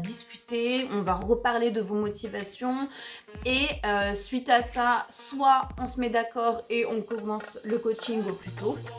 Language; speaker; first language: French; native; French